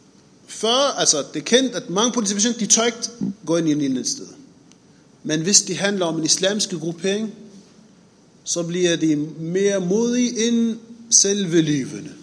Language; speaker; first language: Danish; non-native, fluent; Arabic